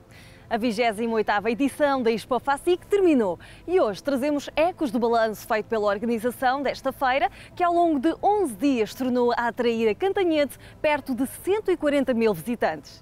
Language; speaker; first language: Portuguese; native; Portuguese